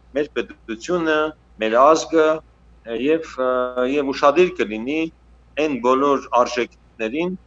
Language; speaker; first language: Armenian; native; Armenian